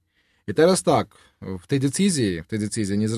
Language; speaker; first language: Polish; non-native, learner; Russian